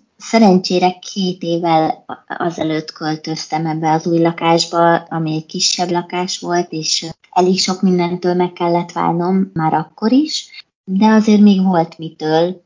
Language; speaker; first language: Hungarian; native; Hungarian